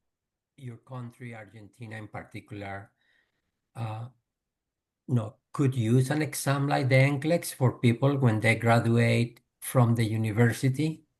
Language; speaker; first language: English; non-native, fluent; Spanish